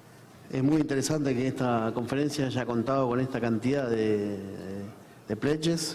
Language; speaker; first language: Spanish; native; Spanish